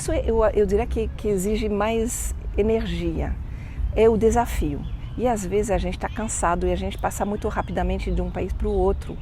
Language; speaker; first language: Portuguese; non-native, fluent; French